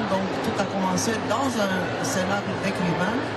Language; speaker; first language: French; non-native, fluent; Romanian